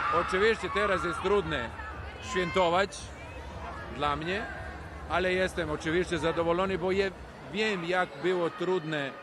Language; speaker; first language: Polish; non-native, learner; Serbian